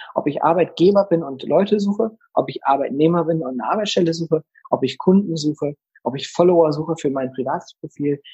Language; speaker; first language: German; native; German